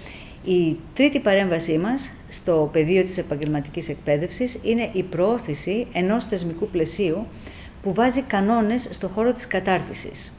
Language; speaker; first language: Greek; native; Greek